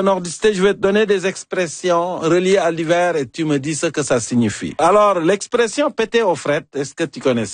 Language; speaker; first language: French; native; French